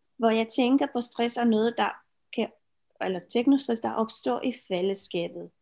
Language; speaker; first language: Danish; non-native, fluent; Romanian